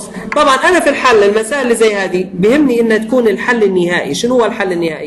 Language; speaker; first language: Arabic; native; Arabic